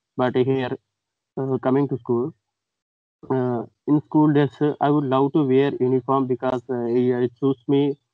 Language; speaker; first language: English; non-native, local second language; Telugu